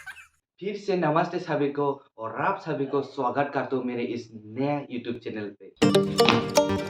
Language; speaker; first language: Hindi; non-native, local second language; Kok Borok